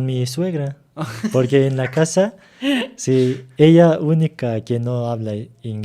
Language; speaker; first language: Spanish; non-native, learner; Turkish